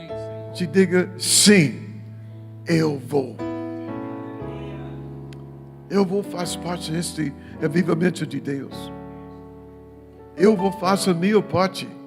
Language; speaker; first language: Portuguese; non-native, learner; English